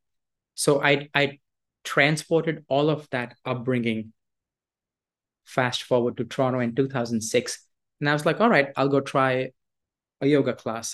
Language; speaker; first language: English; non-native, local second language; Hindi